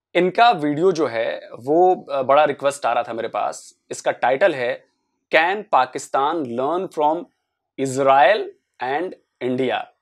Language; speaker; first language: Hindi; native; Hindi